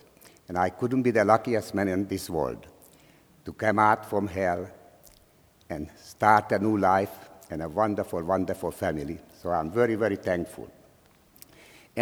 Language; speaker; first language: English; non-native, fluent; Slovak